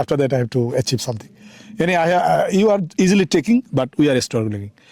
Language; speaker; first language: English; non-native, local second language; Bangla